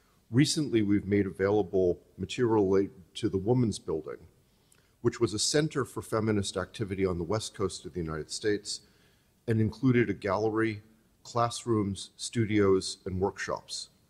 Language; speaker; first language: English; native; English